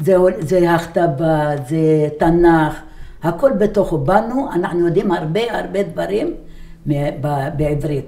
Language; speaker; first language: Hebrew; non-native, fluent; Arabic